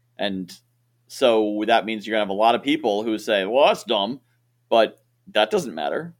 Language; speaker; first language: English; native; English